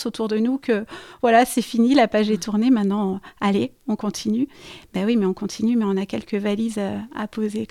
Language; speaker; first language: French; native; French